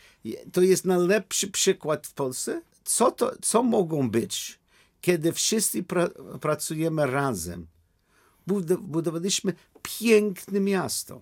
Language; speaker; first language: Polish; non-native, learner; English